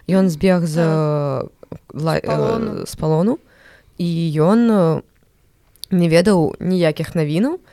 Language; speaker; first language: Belarusian; non-native, local second language; Russian